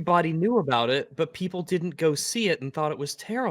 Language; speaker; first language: English; native; English